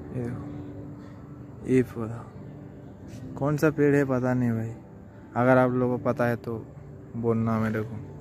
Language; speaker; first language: Hindi; non-native, local second language; Bangla